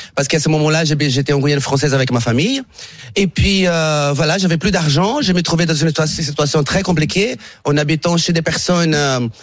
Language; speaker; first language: French; non-native, fluent; Portuguese